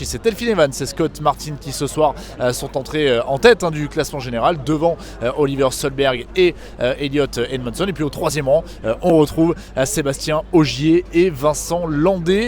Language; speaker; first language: French; native; French